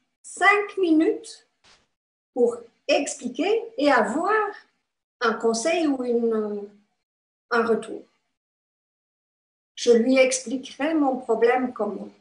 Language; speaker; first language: French; non-native, fluent; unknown